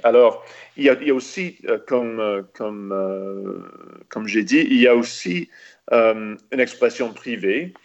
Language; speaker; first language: French; non-native, local second language; English